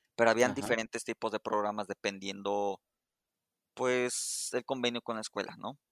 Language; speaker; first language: Spanish; native; Spanish